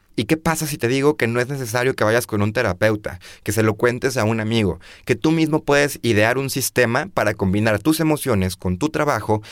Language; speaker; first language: Spanish; native; Spanish